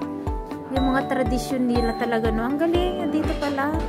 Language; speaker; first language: Filipino; native; Filipino